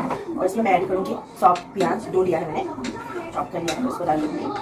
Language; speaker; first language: Hindi; native; Hindi